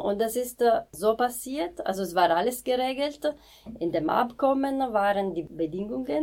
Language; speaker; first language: German; non-native, fluent; Italian